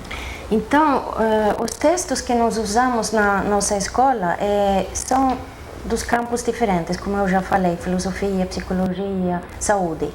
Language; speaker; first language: Portuguese; non-native, fluent; Swedish